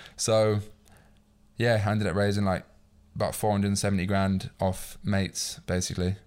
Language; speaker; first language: English; native; English